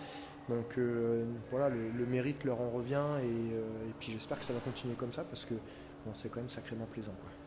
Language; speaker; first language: French; native; French